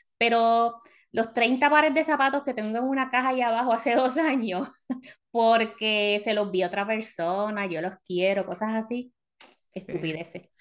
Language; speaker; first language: Spanish; early bilingual, heritage; Spanish